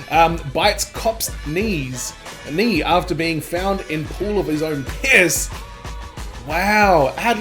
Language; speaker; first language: English; native; English